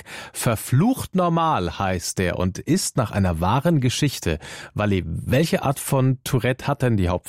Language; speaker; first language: German; native; German